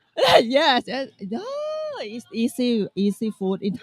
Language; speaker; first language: English; non-native, learner; Thai